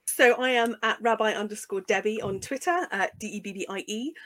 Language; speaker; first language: English; native; English